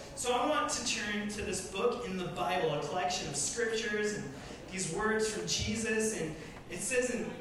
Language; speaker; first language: English; native; English